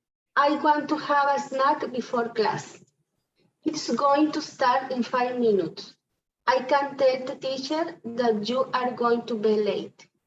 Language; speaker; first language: English; non-native, learner; Spanish